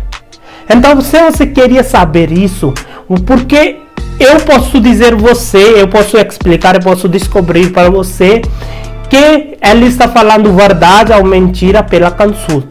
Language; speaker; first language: Portuguese; non-native, learner; Hindi